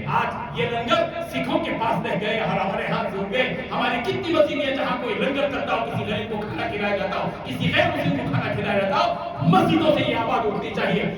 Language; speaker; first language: Urdu; native; Urdu